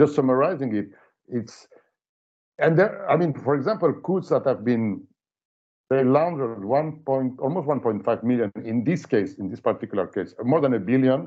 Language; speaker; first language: English; non-native, fluent; French